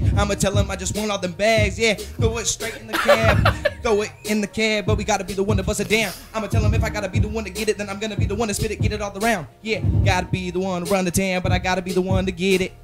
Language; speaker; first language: English; native; English